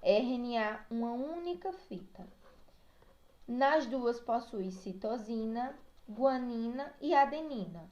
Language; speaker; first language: Portuguese; native; Portuguese